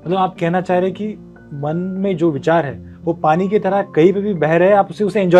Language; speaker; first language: Hindi; native; Hindi